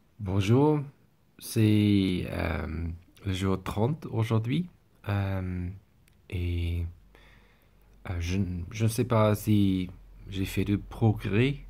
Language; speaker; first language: French; non-native, learner; English